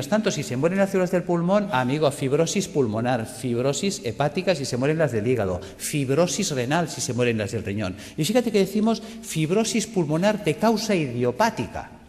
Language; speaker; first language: Spanish; native; Spanish